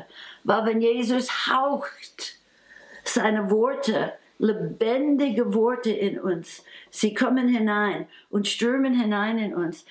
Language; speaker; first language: German; non-native, fluent; English